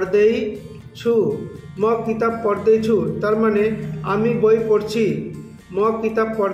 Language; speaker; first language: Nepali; non-native, learner; Bangla